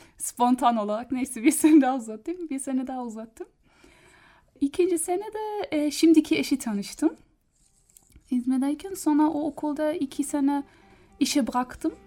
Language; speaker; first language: Turkish; non-native, learner; German